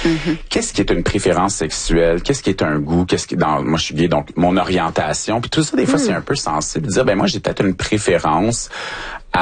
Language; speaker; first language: French; native; French